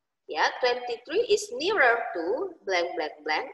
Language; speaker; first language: English; non-native, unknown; Indonesian